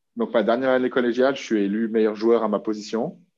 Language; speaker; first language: French; native; French